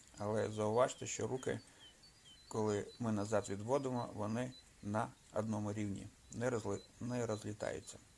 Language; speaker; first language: Ukrainian; non-native, local second language; Russian